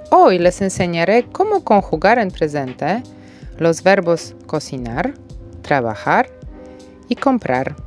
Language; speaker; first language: Spanish; non-native, fluent; Polish